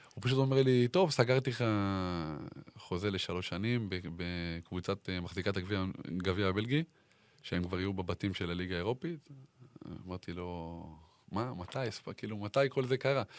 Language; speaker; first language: Hebrew; native; Hebrew